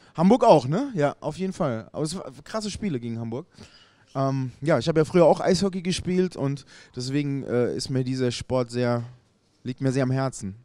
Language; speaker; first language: German; native; German